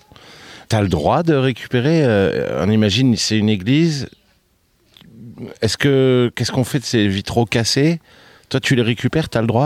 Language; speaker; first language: French; native; French